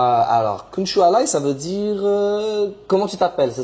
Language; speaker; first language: French; native; French